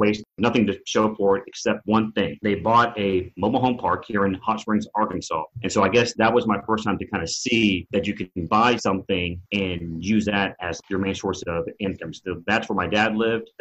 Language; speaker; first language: English; native; English